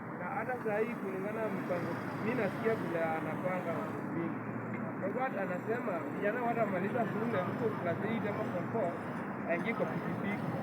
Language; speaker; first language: Swahili; non-native, local second language; Luo (Kenya and Tanzania)